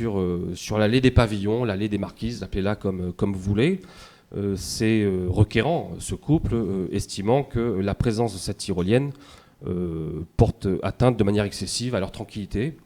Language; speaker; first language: French; native; French